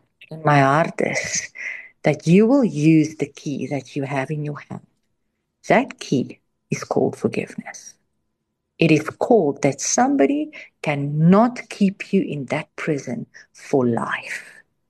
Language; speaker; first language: English; non-native, local second language; Afrikaans